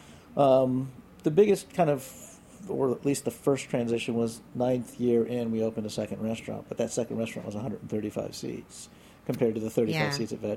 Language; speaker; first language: English; native; English